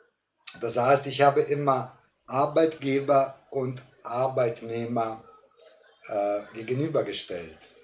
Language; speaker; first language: German; non-native, fluent; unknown